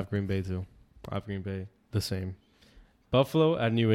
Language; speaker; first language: English; native; English